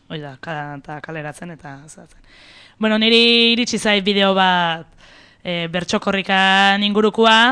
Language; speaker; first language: Basque; native; Basque